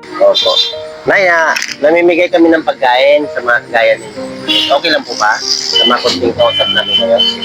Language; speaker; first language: Filipino; native; Filipino